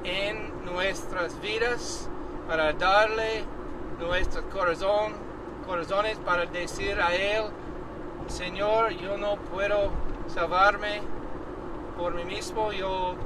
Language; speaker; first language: Spanish; non-native, learner; English